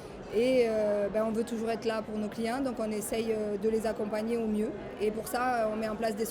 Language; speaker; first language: French; native; French